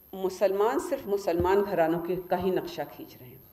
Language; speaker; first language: Hindi; native; Hindi